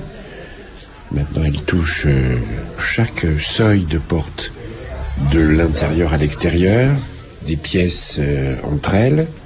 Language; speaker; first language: French; native; French